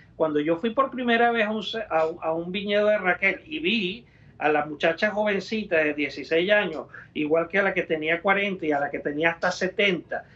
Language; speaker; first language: Spanish; native; Spanish